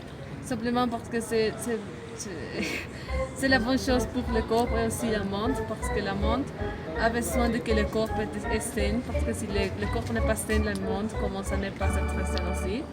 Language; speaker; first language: French; non-native, learner; Spanish